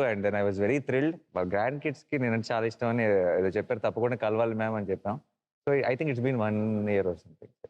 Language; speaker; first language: Telugu; native; Telugu